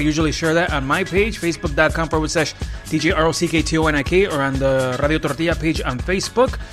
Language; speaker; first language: English; early bilingual, other home language; Spanish